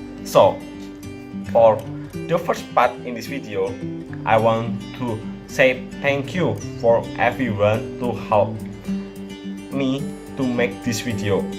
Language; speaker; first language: English; non-native, learner; Indonesian